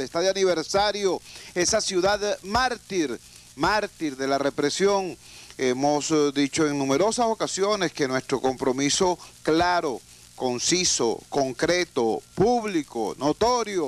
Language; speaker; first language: Spanish; native; Spanish